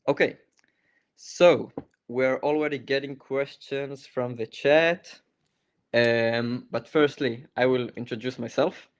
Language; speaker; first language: English; non-native, fluent; Hebrew